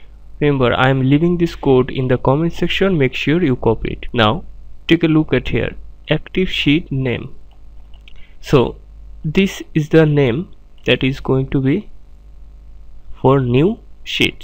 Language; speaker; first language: English; non-native, fluent; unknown